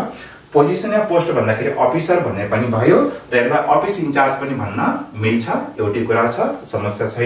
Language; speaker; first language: Nepali; native; Nepali